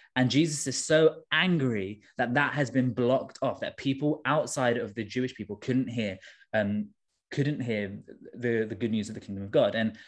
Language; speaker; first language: English; native; English